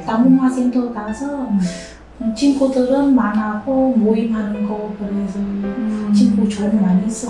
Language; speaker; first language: Korean; non-native, learner; Vietnamese